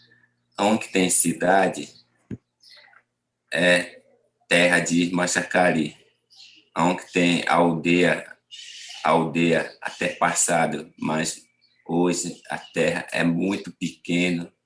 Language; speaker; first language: Portuguese; non-native, local second language; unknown